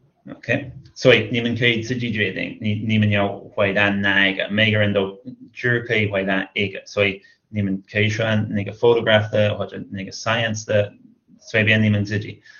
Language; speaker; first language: Chinese; non-native, fluent; English